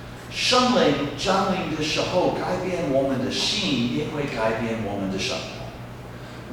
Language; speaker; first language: Chinese; non-native, fluent; English